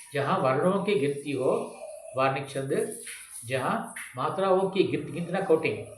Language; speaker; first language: Hindi; non-native, local second language; Tamil